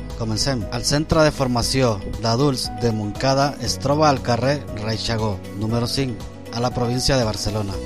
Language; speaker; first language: Catalan; non-native, learner; Spanish